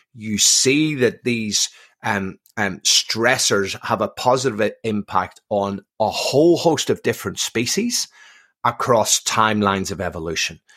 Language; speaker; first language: English; native; English